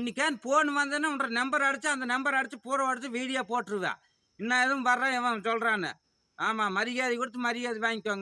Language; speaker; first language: Tamil; native; Tamil